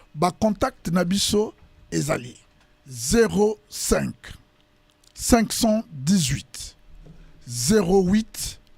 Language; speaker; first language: Lingala; native; Lingala